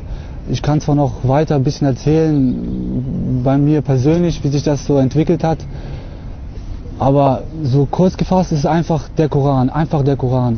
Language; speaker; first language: German; early bilingual, other home language; Russian